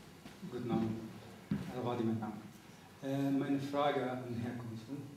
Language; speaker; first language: German; non-native, fluent; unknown